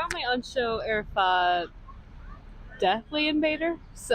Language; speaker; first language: Irish; non-native, learner; English